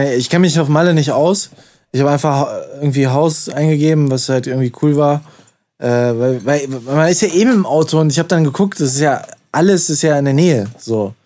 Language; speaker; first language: German; native; German